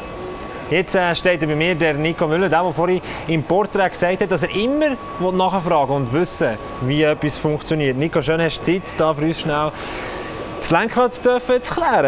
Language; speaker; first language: German; native; German